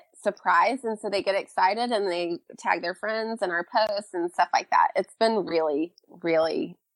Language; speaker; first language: English; native; English